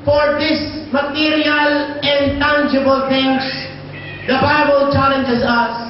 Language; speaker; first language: English; non-native, local second language; Filipino